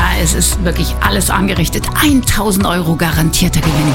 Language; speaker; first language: German; native; German